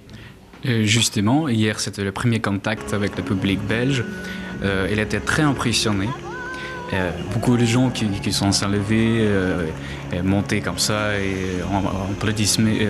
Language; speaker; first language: French; non-native, learner; Russian